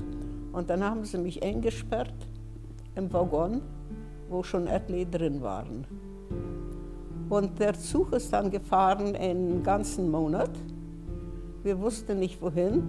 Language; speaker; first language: German; early bilingual, heritage; German